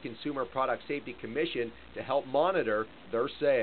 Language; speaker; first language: English; native; English